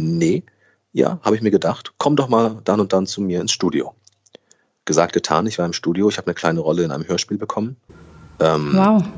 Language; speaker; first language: German; early bilingual, other home language; Portuguese